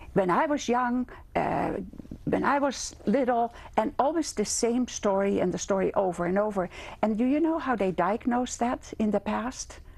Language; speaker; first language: English; non-native, fluent; Dutch